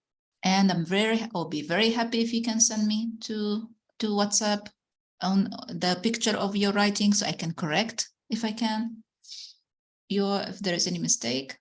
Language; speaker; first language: English; non-native, fluent; Arabic